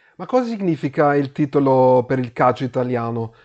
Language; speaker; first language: Italian; non-native, learner; German